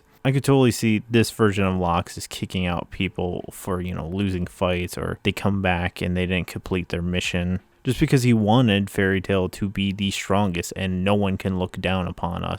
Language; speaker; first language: English; native; English